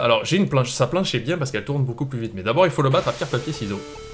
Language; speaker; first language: French; native; French